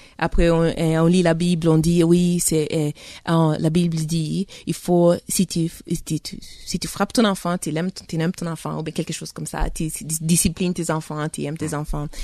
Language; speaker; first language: French; early bilingual, heritage; French